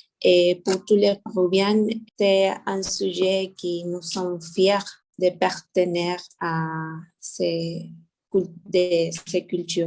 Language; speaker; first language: French; non-native, learner; Spanish